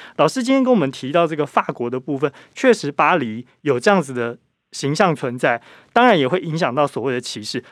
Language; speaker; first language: Chinese; native; Chinese